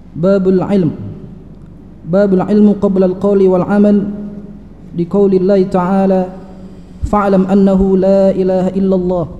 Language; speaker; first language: Arabic; non-native, fluent; Malay